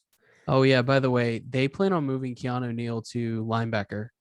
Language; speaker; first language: English; native; English